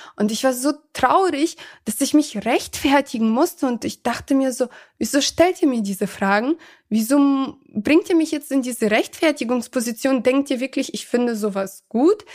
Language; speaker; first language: German; early bilingual, other home language; Russian